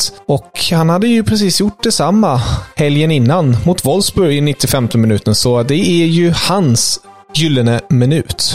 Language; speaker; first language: Swedish; native; Swedish